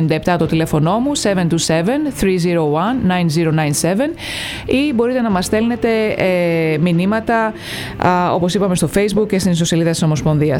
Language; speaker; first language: Greek; native; Greek